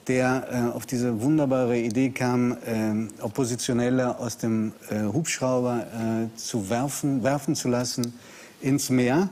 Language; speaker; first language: German; native; German